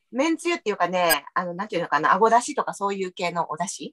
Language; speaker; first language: Japanese; native; Japanese